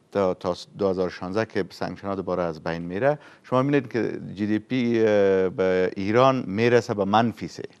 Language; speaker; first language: Persian; native; Persian